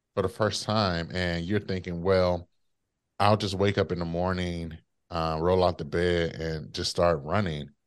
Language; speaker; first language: English; native; English